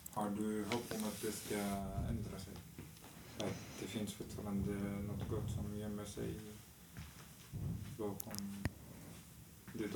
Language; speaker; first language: Swedish; non-native, fluent; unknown